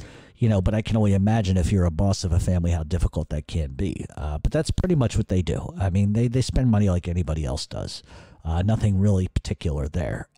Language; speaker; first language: English; native; English